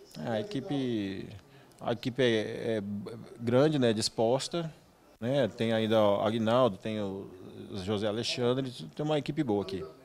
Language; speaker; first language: Portuguese; native; Portuguese